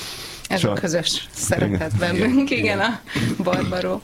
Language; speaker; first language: Hungarian; native; Hungarian